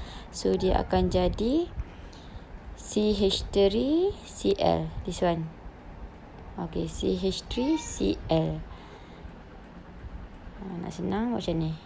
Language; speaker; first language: Malay; native; Malay